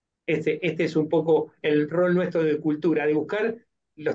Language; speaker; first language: Spanish; native; Spanish